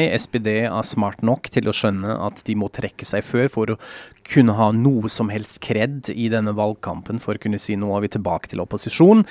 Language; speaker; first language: Norwegian; non-native, fluent; German